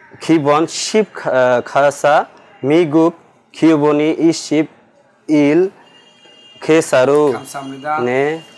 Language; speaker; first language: Korean; non-native, learner; Bangla